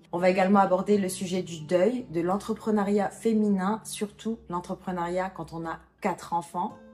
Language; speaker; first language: French; early bilingual, other home language; Arabic